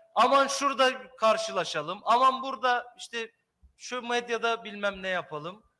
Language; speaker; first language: Turkish; native; Turkish